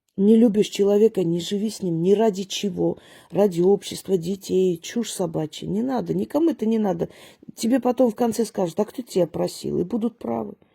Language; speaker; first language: Russian; early bilingual, other home language; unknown